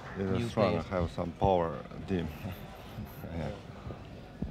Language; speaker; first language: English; non-native, learner; Chinese